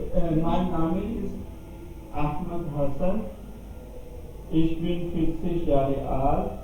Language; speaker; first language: German; non-native, learner; Urdu